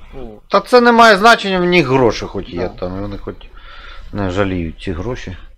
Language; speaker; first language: Ukrainian; native; Ukrainian